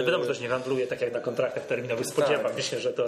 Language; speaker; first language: Polish; native; Polish